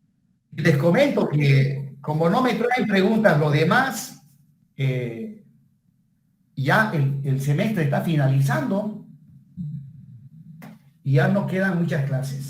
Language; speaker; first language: Spanish; native; Spanish